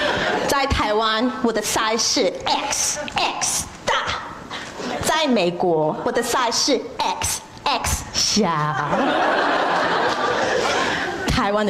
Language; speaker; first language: Chinese; non-native, fluent; English